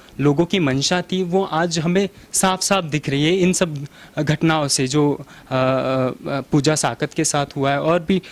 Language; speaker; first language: Hindi; non-native, local second language; Marathi